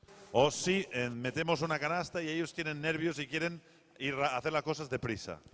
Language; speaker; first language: Spanish; native; Spanish